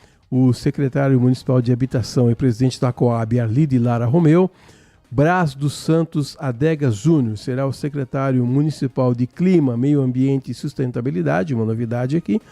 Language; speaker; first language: Portuguese; native; Portuguese